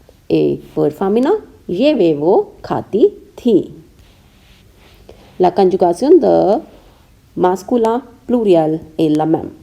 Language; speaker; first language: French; non-native, fluent; Hindi